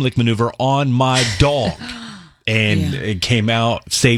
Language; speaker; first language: English; native; English